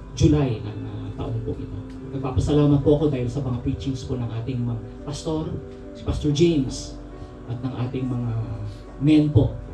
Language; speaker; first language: Filipino; non-native, local second language; Pangasinan